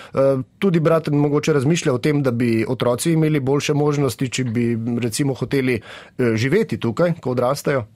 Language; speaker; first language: Slovenian; native; Slovenian